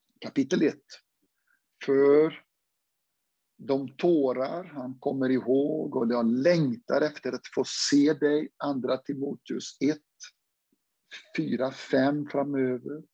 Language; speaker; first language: Swedish; non-native, fluent; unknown